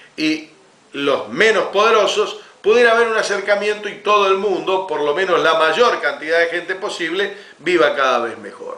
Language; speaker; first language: Spanish; native; Spanish